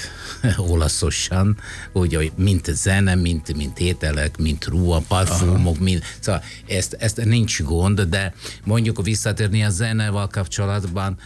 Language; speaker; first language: Hungarian; non-native, fluent; Italian